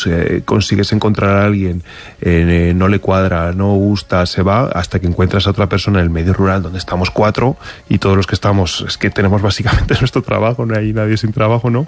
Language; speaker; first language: Spanish; native; Spanish